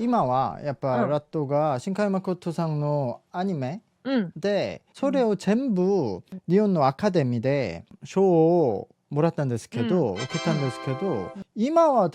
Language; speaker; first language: Japanese; non-native, fluent; Korean